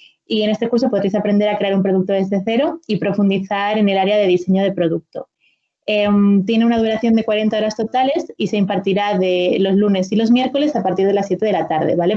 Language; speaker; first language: Spanish; native; Spanish